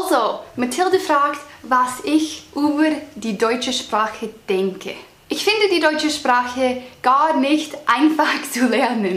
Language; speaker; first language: German; non-native, fluent; English